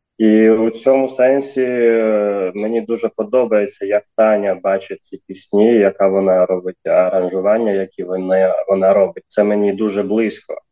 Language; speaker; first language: Ukrainian; non-native, local second language; Crimean Tatar